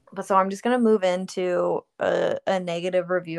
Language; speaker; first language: English; native; English